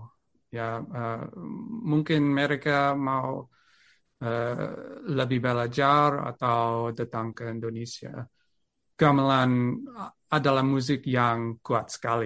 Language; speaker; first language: Indonesian; non-native, fluent; English